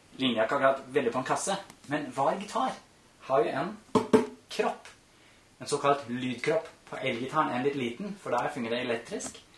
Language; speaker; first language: Norwegian; non-native, fluent; German